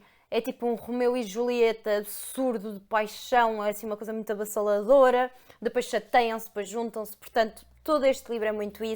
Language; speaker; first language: Portuguese; native; Portuguese